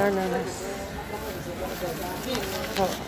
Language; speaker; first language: Italian; non-native, learner; Spanish